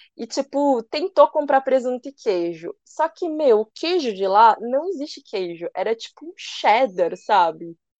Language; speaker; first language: Portuguese; early bilingual, other home language; Korean